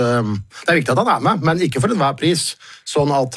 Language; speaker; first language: Norwegian; native; Norwegian